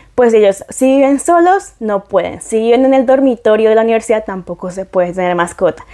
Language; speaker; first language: Spanish; native; Spanish